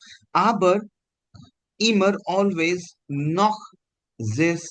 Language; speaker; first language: German; non-native, fluent; Hindi